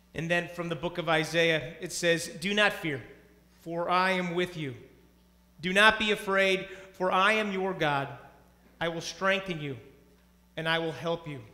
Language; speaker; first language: English; native; English